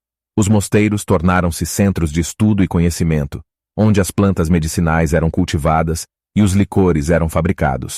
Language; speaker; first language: Portuguese; native; Portuguese